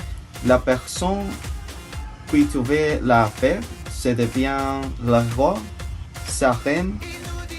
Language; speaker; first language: French; non-native, learner; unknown